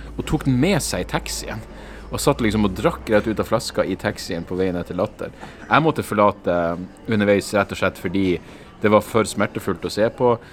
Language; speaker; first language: Norwegian; native; Norwegian